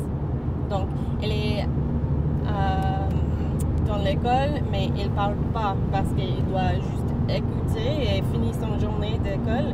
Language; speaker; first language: French; non-native, learner; English